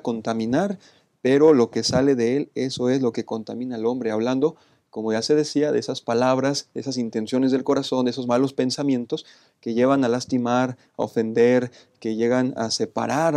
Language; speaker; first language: Spanish; native; Spanish